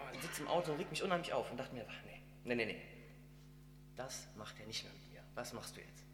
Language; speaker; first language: German; native; German